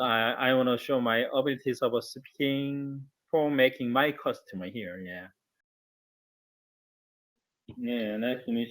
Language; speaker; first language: English; non-native, learner; Korean